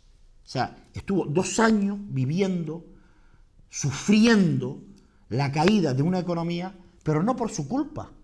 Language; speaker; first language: Spanish; native; Spanish